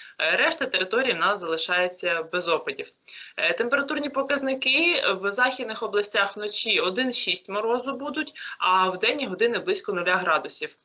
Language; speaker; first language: Ukrainian; native; Ukrainian